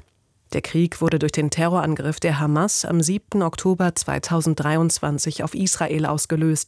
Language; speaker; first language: German; native; German